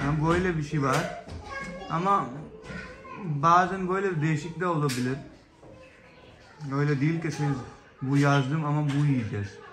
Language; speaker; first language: Turkish; non-native, learner; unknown